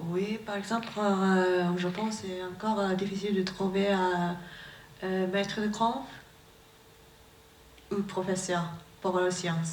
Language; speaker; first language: French; non-native, learner; Japanese